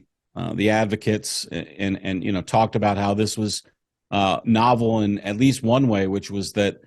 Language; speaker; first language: English; native; English